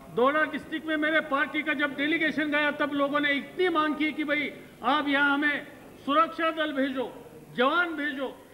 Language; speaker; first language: Hindi; non-native, local second language; Marathi